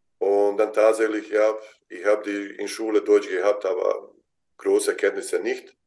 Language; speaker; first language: German; non-native, fluent; Bosnian